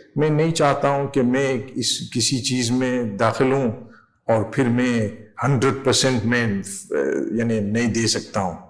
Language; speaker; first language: Urdu; non-native, fluent; English